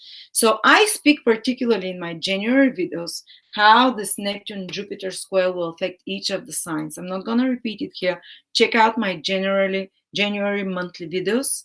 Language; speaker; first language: English; non-native, fluent; Bulgarian